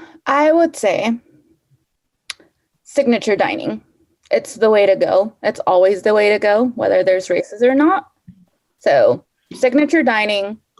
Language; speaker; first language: English; native; English